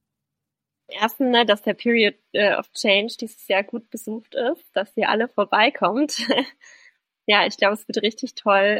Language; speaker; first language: German; native; German